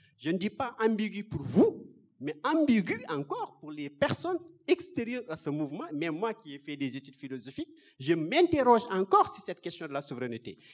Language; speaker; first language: French; non-native, local second language; Wolof